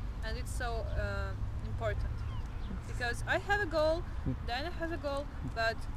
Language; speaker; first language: English; non-native, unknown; Russian